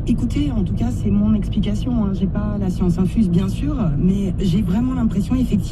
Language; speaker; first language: French; non-native, fluent; Romanian